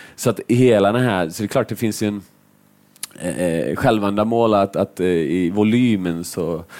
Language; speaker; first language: Swedish; early bilingual, other home language; Finnish